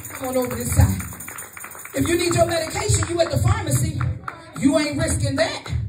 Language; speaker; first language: English; native; English